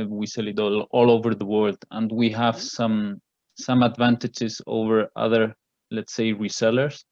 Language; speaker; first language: English; non-native, fluent; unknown